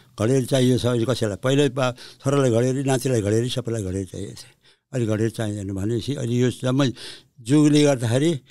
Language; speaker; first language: Nepali; early bilingual, heritage; Nepali